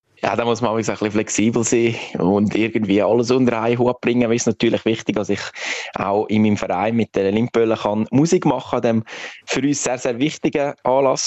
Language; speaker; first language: German; native; German